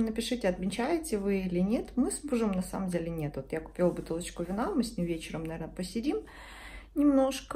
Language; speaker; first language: Russian; native; Russian